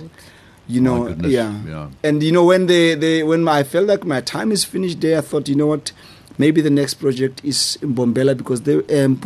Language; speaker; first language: English; non-native, local second language; Southern Sotho